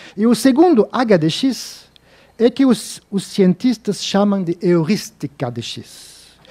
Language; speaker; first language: Portuguese; non-native, fluent; French